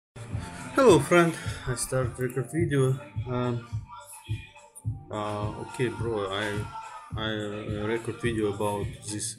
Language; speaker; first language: English; non-native, learner; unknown